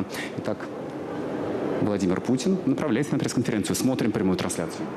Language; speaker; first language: Russian; native; Russian